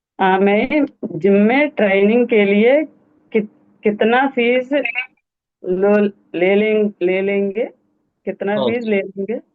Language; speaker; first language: Hindi; non-native, learner; Telugu